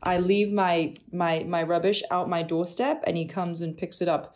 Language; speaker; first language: English; non-native, local second language; Cantonese